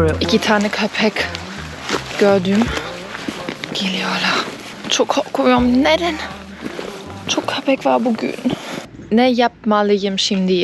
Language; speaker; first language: Turkish; non-native, learner; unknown